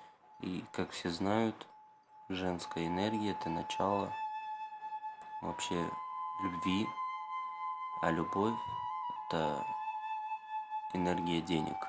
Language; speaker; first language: Russian; native; Russian